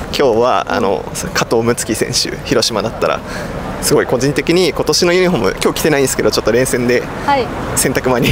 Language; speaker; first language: Japanese; native; Japanese